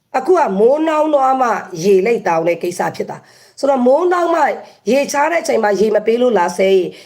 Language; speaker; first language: Burmese; native; Burmese